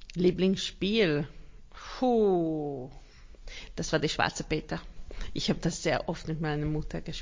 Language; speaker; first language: German; non-native, learner; Hungarian